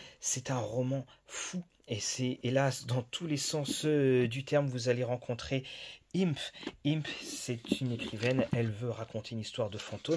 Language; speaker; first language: French; native; French